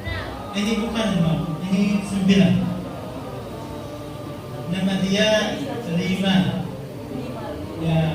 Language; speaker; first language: Indonesian; non-native, learner; Arabic